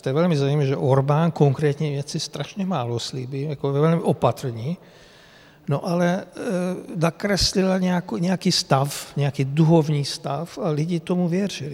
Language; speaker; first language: Czech; non-native, fluent; Hungarian